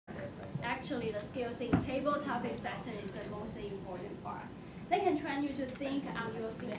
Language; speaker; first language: English; non-native, fluent; Chinese